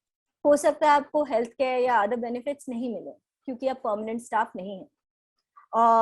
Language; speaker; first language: Hindi; native; Hindi